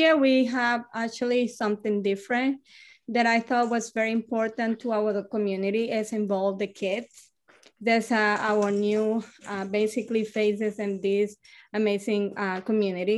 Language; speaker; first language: English; non-native, learner; Spanish